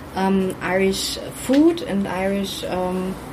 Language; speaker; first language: English; non-native, fluent; German